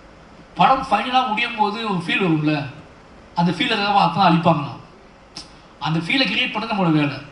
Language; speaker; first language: Tamil; native; Tamil